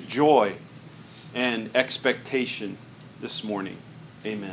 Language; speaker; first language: English; native; English